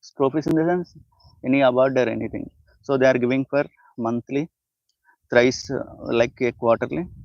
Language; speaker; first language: English; non-native, local second language; Telugu